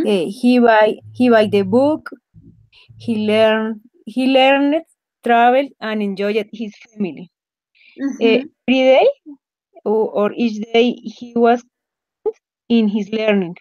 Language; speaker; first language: English; non-native, learner; Spanish